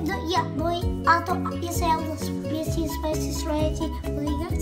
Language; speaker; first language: Russian; early bilingual, heritage; Russian